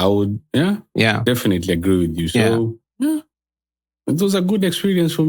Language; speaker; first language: English; non-native, local second language; Swahili